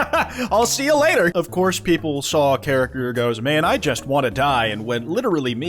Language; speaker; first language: English; native; English